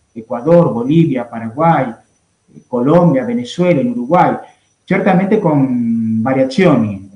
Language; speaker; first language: Italian; non-native, fluent; Spanish